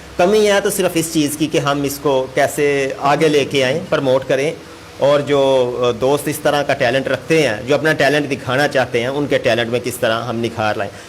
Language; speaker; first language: Urdu; non-native, local second language; Punjabi